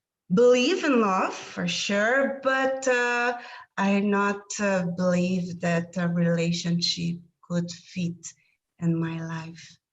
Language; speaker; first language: English; non-native, learner; Portuguese